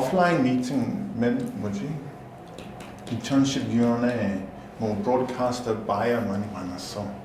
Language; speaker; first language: Korean; non-native, learner; English